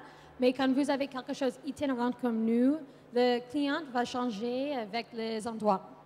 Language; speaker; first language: French; non-native, fluent; English